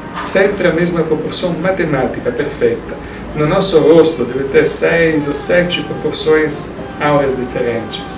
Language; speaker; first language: Portuguese; non-native, fluent; Italian